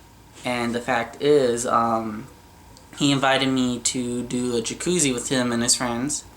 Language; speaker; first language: English; native; English